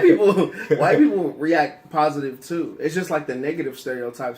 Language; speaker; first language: English; native; English